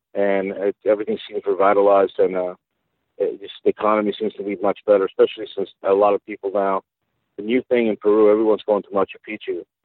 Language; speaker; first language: English; early bilingual, other home language; Spanish